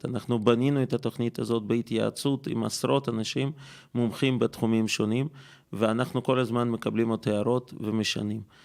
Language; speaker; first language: Hebrew; non-native, fluent; Russian